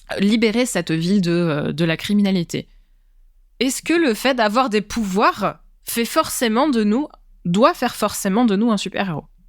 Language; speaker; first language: French; native; French